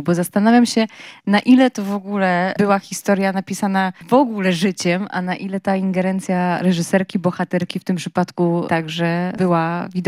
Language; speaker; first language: Polish; native; Polish